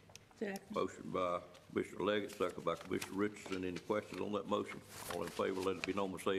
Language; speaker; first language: English; native; English